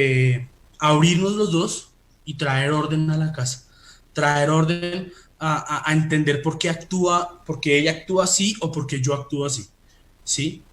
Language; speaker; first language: Spanish; native; Spanish